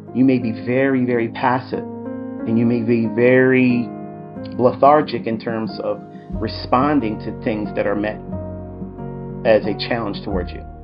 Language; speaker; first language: English; native; English